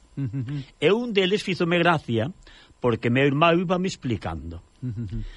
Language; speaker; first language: Galician; native; Galician